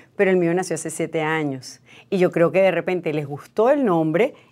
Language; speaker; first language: Spanish; native; Spanish